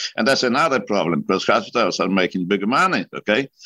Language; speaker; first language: English; non-native, fluent; Polish